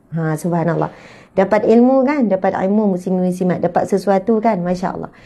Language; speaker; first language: Malay; native; Malay